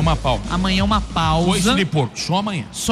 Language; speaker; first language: Portuguese; native; Portuguese